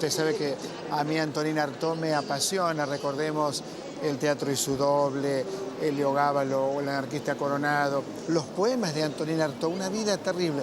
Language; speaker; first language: Spanish; native; Spanish